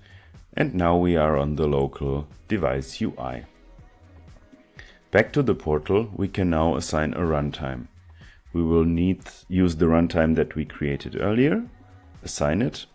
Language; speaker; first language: English; non-native, fluent; German